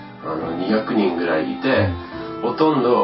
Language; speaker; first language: Japanese; early bilingual, other home language; English